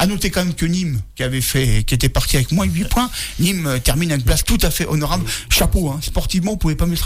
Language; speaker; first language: French; native; French